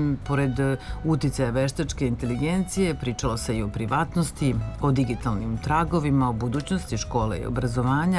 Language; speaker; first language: Serbian; native; Serbian